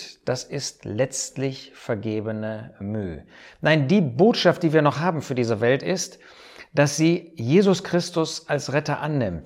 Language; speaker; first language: German; native; German